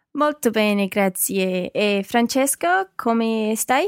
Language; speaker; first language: Italian; non-native, learner; English